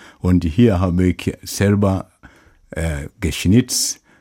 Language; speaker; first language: German; non-native, learner; Swahili